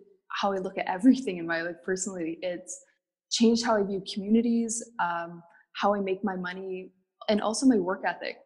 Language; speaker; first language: English; native; English